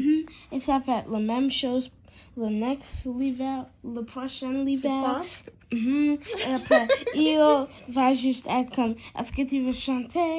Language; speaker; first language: French; non-native, learner; English